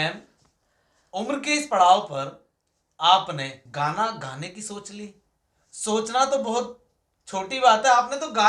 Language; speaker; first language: Hindi; native; Hindi